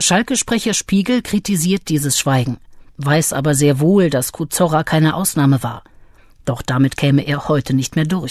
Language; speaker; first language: German; native; German